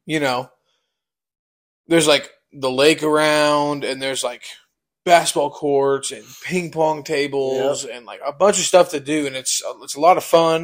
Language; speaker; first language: English; native; English